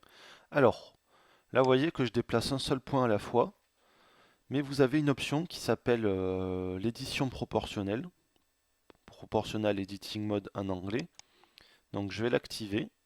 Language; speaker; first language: French; native; French